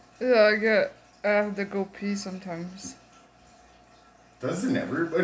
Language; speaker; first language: English; native; English